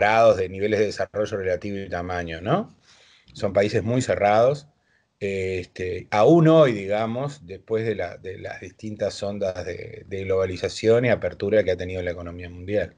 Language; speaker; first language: Spanish; native; Spanish